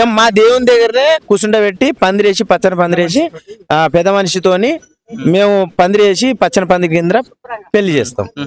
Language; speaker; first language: Telugu; non-native, local second language; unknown